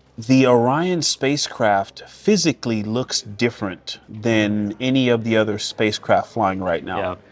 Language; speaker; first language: English; native; English